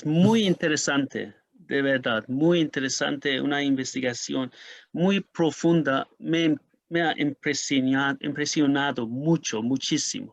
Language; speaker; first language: Spanish; non-native, learner; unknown